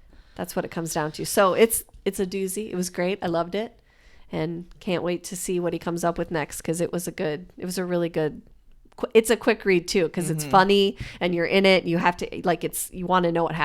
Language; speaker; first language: English; native; English